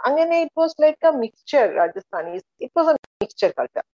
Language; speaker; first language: English; non-native, local second language; Malayalam